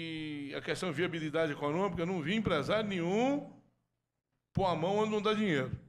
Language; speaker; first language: Portuguese; native; Portuguese